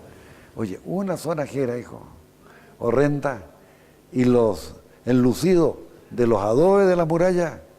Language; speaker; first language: Spanish; native; Spanish